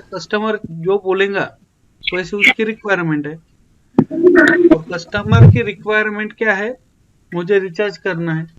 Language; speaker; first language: Hindi; non-native, local second language; Marathi